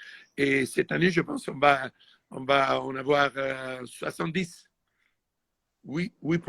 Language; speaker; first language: French; non-native, fluent; Italian